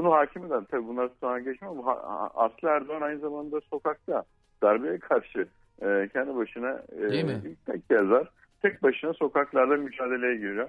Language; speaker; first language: Turkish; native; Turkish